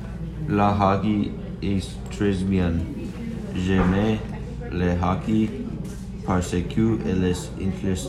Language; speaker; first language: French; non-native, learner; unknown